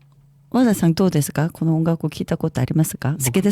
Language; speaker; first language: Japanese; non-native, learner; Korean